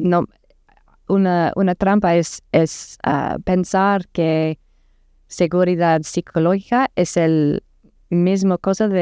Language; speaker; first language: Spanish; non-native, learner; English